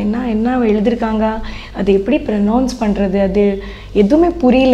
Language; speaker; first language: Tamil; non-native, fluent; Odia